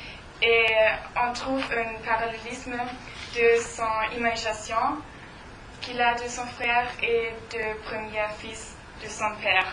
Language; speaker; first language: French; non-native, learner; German